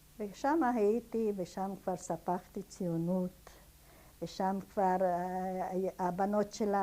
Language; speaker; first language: Hebrew; non-native, fluent; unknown